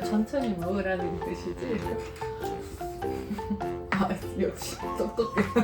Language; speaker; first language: Korean; non-native, fluent; Russian